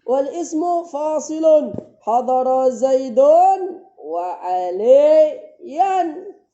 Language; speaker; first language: Arabic; non-native, fluent; Indonesian